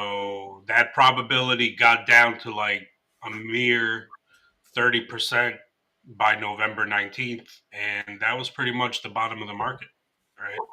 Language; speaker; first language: English; native; English